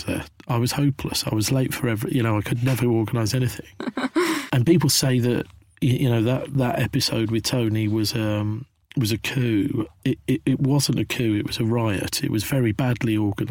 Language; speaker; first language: English; native; English